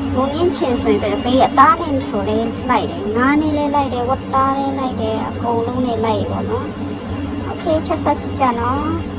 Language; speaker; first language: Burmese; non-native, local second language; Kachin